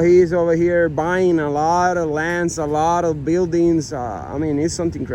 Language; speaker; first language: English; non-native, learner; Spanish